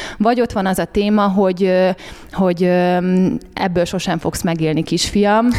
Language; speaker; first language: Hungarian; native; Hungarian